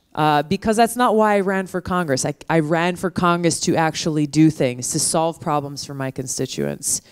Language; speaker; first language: English; native; English